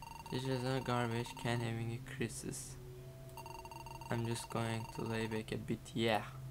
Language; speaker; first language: English; non-native, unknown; Turkish